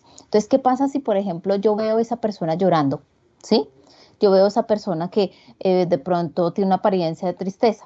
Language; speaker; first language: Spanish; native; Spanish